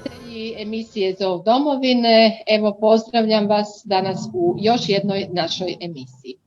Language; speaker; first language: Croatian; native; Croatian